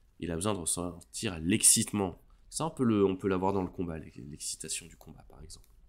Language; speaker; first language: French; native; French